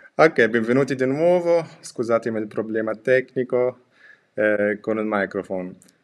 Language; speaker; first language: Italian; non-native, fluent; Arabic